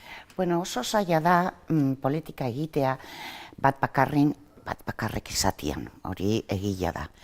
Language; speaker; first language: Basque; non-native, local second language; Spanish